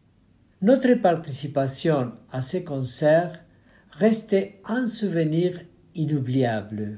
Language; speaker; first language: French; non-native, fluent; Spanish